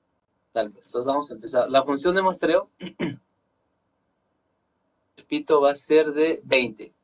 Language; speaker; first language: Spanish; native; Spanish